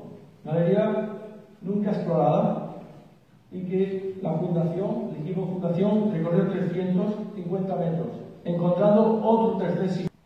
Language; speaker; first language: Spanish; native; Spanish